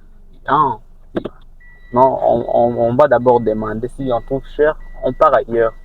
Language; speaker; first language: French; non-native, local second language; Rundi